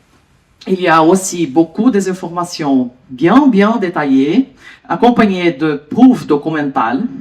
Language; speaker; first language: French; non-native, learner; Portuguese